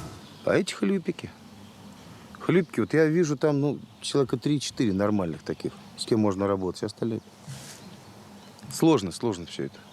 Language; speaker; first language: Russian; native; Russian